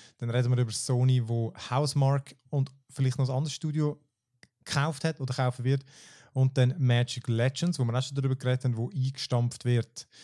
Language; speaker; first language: German; native; German